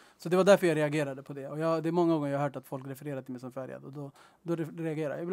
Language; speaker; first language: Swedish; early bilingual, other home language; Tigrinya